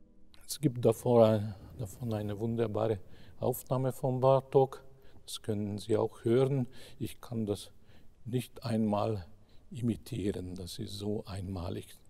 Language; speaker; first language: German; non-native, fluent; Hungarian